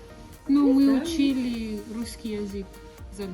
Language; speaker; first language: Russian; non-native, learner; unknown